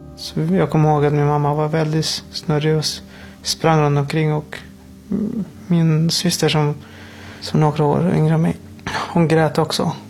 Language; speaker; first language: Swedish; non-native, fluent; Persian